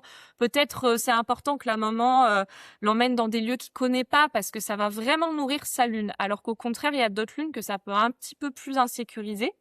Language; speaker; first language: French; native; French